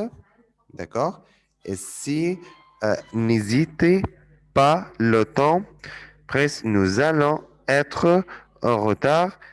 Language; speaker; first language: French; non-native, fluent; Arabic